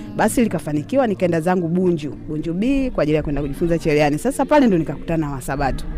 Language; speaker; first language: Swahili; native; Swahili